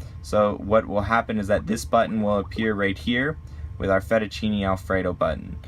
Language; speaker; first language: English; native; English